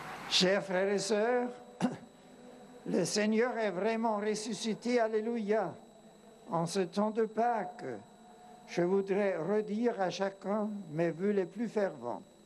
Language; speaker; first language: French; non-native, fluent; German